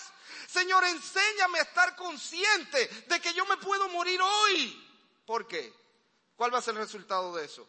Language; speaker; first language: Spanish; native; Spanish